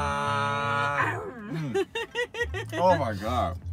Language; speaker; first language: English; native; English